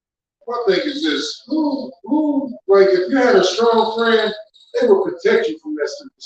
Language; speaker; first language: English; native; English